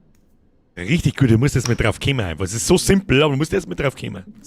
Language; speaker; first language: German; native; German